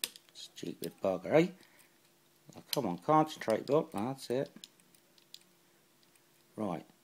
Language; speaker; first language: English; native; English